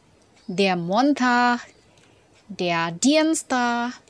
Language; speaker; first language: German; non-native, fluent; Indonesian